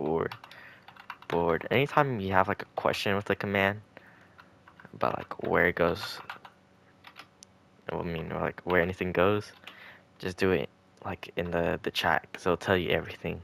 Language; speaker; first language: English; native; English